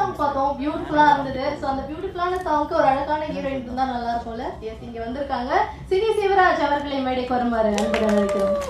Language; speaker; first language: Tamil; native; Tamil